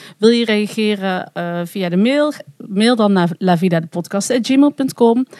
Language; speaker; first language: Dutch; native; Dutch